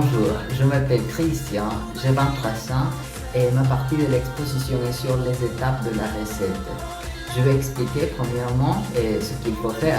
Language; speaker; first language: French; non-native, learner; Spanish